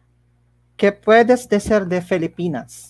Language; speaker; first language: Spanish; non-native, learner; Filipino